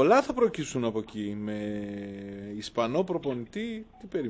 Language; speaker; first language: Greek; native; Greek